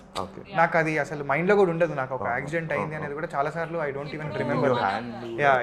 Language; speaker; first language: Telugu; native; Telugu